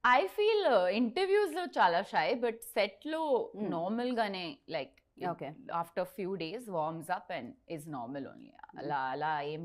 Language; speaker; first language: Telugu; non-native, learner; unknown